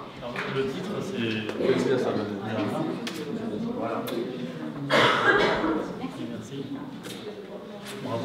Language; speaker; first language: French; native; French